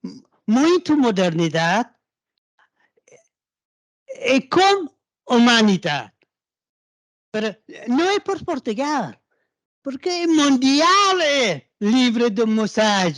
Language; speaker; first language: Portuguese; non-native, learner; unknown